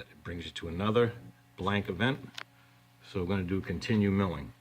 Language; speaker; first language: English; native; English